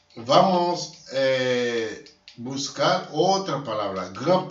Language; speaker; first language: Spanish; non-native, learner; Haitian Creole